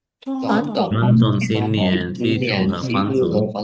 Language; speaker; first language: Chinese; non-native, learner; Sinhala